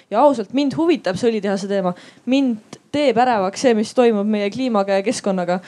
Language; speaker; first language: Estonian; native; Estonian